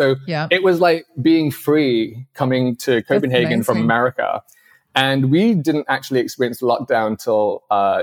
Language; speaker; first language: English; non-native, local second language; Cantonese